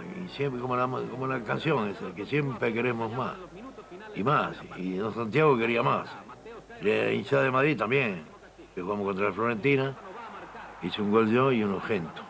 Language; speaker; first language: Spanish; native; Spanish